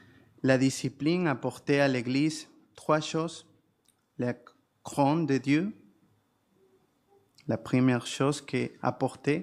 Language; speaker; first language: French; non-native, fluent; Spanish